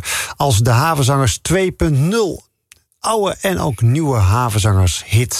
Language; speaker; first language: Dutch; native; Dutch